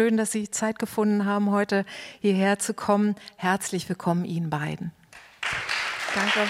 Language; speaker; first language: German; native; German